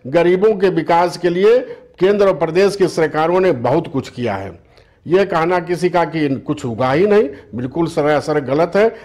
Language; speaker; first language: Hindi; native; Hindi